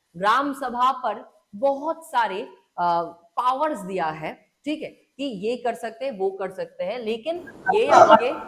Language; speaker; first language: Hindi; non-native, local second language; Bangla